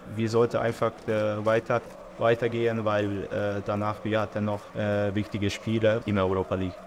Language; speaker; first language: German; non-native, learner; Hungarian